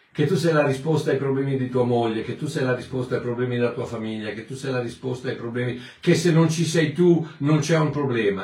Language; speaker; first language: Italian; native; Italian